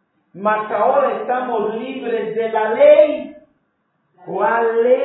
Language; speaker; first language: Spanish; native; Spanish